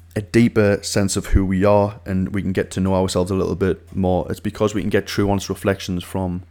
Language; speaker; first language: English; native; English